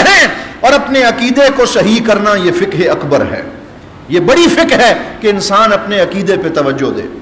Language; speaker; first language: Urdu; native; Urdu